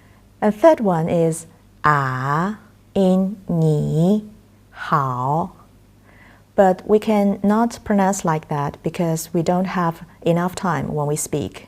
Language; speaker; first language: English; non-native, fluent; Chinese